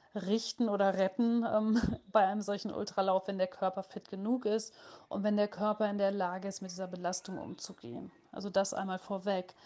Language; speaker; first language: German; native; German